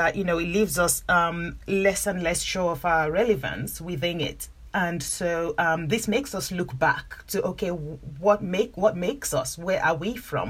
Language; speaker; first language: English; non-native, local second language; Yoruba